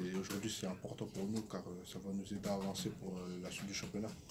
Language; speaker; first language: French; native; French